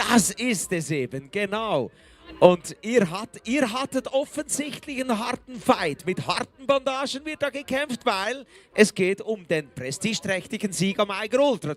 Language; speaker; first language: German; native; German